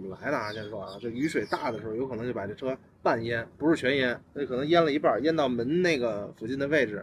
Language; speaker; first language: Chinese; native; Chinese